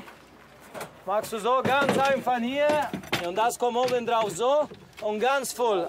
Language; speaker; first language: German; non-native, learner; Italian